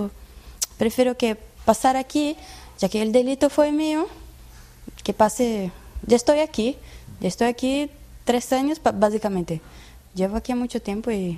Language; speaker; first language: Spanish; non-native, learner; Portuguese